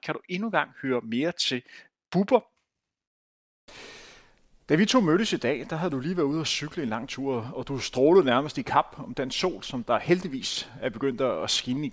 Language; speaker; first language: Danish; native; Danish